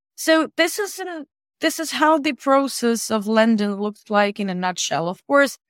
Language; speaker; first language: English; non-native, fluent; Ukrainian